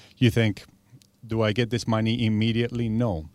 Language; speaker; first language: English; early bilingual, other home language; Spanish